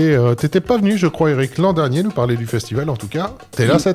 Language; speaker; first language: French; native; French